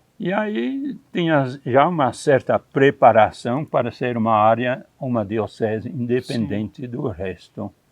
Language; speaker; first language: Portuguese; non-native, fluent; Dutch